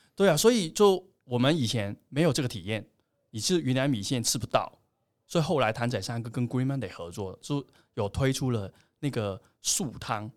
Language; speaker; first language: Chinese; non-native, local second language; Cantonese